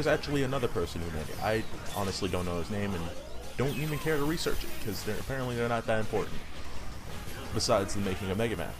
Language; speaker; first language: English; native; English